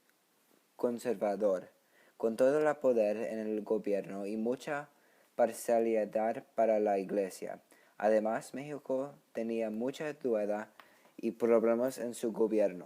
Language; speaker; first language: Spanish; non-native, learner; English